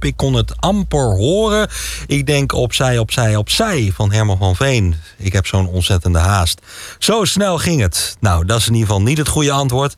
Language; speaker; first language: Dutch; native; Dutch